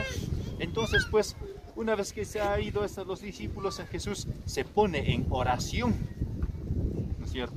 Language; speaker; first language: Spanish; native; Spanish